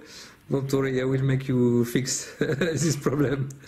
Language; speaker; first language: English; non-native, fluent; French